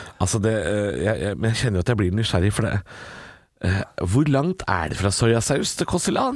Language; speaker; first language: Norwegian; native; Norwegian